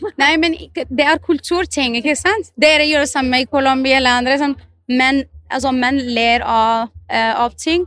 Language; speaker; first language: Norwegian; non-native, fluent; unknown